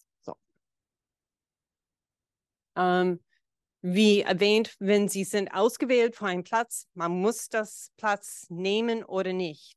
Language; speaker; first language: German; non-native, fluent; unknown